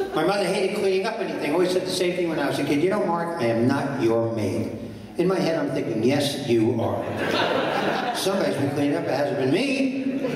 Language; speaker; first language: English; native; English